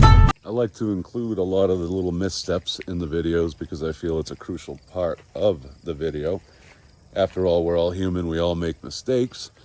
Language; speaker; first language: English; native; English